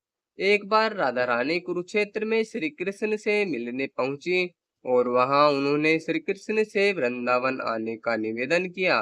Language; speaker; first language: Hindi; native; Hindi